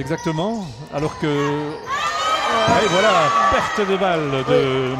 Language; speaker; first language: French; native; French